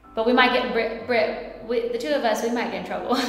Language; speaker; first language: English; native; English